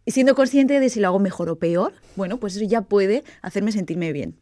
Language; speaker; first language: Spanish; native; Spanish